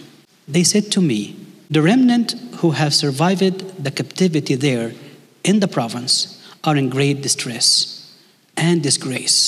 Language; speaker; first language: English; non-native, fluent; Arabic